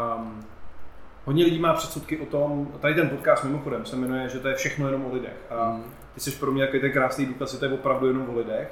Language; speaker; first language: Czech; native; Czech